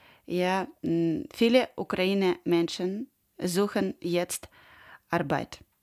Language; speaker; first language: German; non-native, learner; Ukrainian